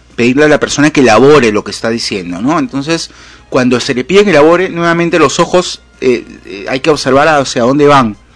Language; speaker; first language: Spanish; native; Spanish